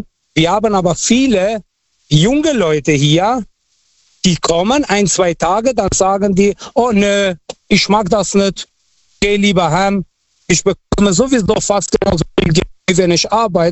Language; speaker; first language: German; non-native, fluent; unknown